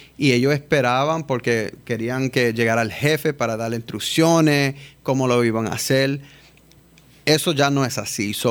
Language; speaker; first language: Spanish; early bilingual, heritage; Spanish